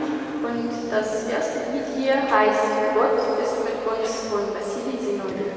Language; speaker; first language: German; non-native, fluent; Russian